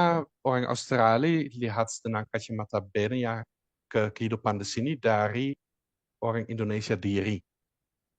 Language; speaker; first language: Indonesian; non-native, fluent; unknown